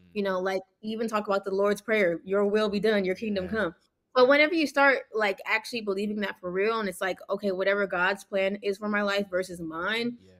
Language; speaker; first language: English; early bilingual, other home language; Yoruba